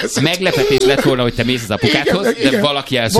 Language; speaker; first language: Hungarian; native; Hungarian